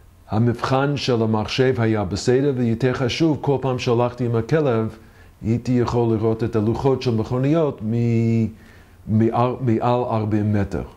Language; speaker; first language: Hebrew; non-native, learner; English